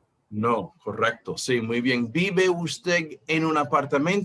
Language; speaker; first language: Spanish; non-native, fluent; English